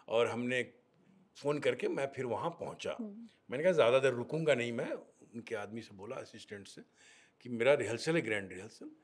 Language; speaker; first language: Hindi; native; Hindi